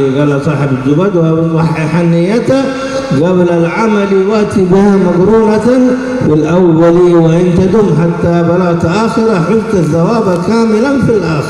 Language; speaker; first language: Arabic; native; Arabic